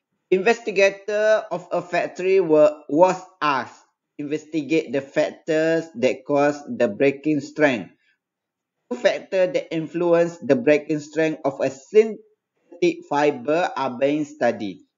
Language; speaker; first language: English; non-native, local second language; Malay